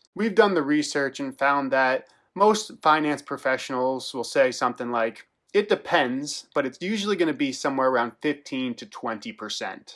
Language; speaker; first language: English; native; English